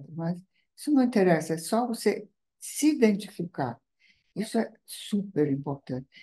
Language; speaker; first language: Portuguese; non-native, fluent; Italian